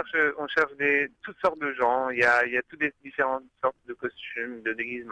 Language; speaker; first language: French; early bilingual, other home language; English